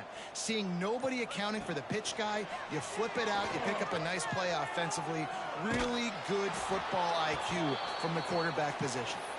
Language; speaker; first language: English; native; English